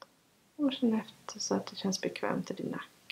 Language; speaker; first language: Swedish; native; Swedish